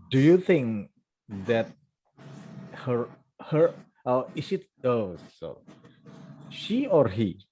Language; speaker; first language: English; non-native, fluent; Indonesian